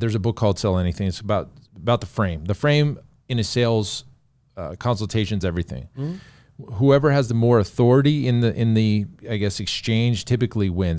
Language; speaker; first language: English; native; English